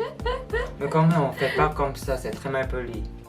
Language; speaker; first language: French; non-native, learner; Korean